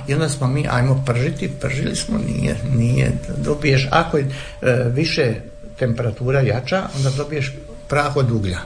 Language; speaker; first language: Serbian; native; Serbian